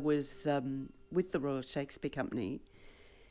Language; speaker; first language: English; native; English